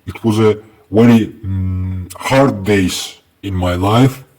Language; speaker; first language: English; non-native, learner; Azerbaijani